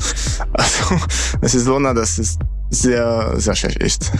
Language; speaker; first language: German; non-native, fluent; French